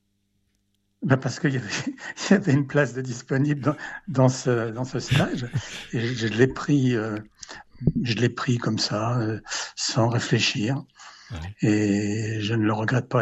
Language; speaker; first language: French; native; French